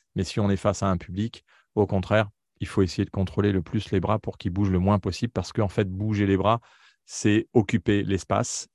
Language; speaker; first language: French; native; French